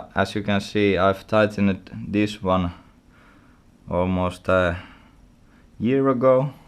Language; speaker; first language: English; non-native, fluent; Finnish